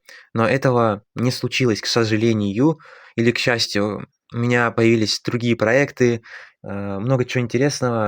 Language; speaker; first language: Russian; native; Russian